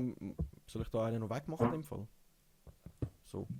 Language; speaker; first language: German; native; German